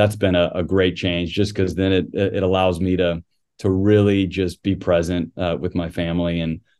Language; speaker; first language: English; native; English